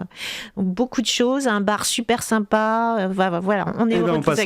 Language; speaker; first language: French; native; French